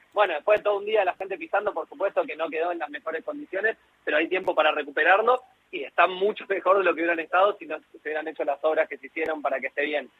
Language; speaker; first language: Spanish; native; Spanish